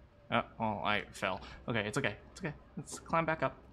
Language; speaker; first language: English; native; English